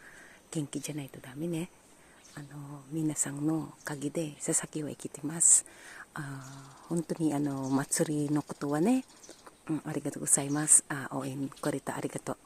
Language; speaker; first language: Japanese; non-native, learner; Filipino